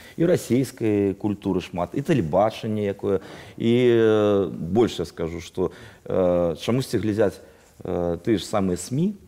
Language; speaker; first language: Belarusian; native; Belarusian